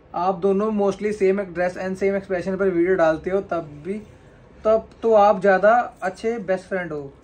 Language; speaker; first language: Hindi; native; Hindi